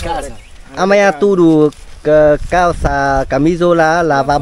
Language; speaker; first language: Portuguese; non-native, learner; Vietnamese